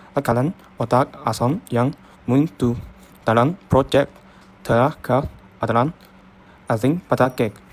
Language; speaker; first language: Malay; non-native, learner; Chinese